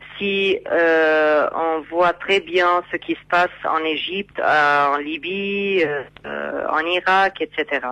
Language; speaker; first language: French; non-native, fluent; Arabic